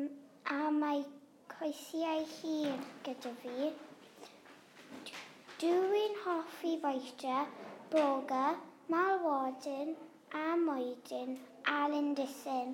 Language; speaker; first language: Welsh; non-native, learner; English